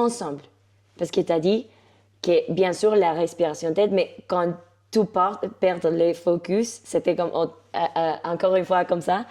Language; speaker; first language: French; non-native, fluent; Spanish